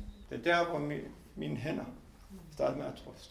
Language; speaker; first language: Danish; non-native, fluent; Hebrew